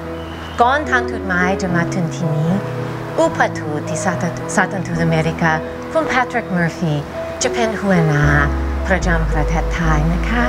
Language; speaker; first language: Thai; non-native, fluent; English